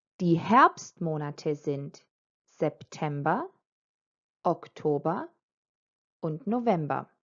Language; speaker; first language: German; non-native, fluent; Croatian